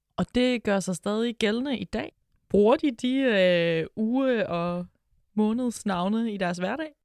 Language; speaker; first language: Danish; native; Danish